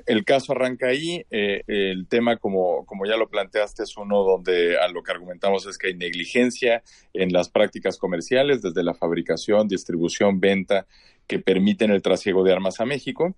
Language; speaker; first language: Spanish; native; Spanish